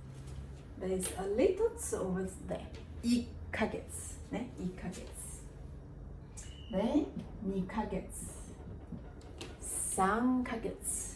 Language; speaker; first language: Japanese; non-native, fluent; Chinese